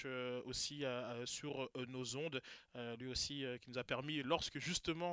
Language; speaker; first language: French; native; French